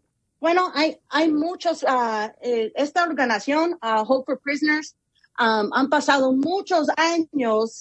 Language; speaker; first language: Spanish; early bilingual, heritage; Spanish